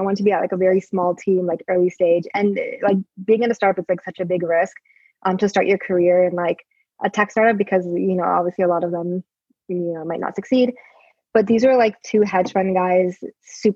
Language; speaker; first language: English; native; English